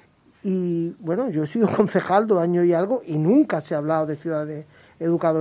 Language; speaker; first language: Spanish; native; Spanish